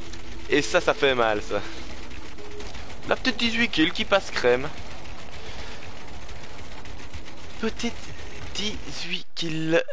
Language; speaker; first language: French; native; French